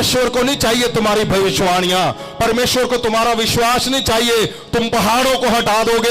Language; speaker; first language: Hindi; non-native, local second language; Punjabi